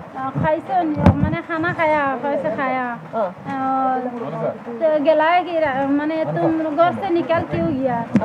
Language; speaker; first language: Hindi; non-native, local second language; Bangla